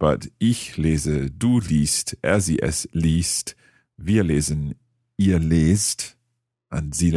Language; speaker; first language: German; non-native, learner; English